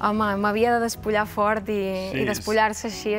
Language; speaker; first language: Catalan; native; Catalan